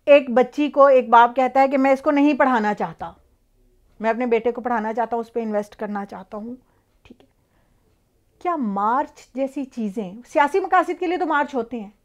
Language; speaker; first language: Urdu; native; Urdu